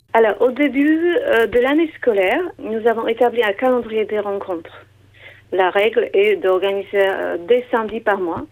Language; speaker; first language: French; non-native, fluent; Slovak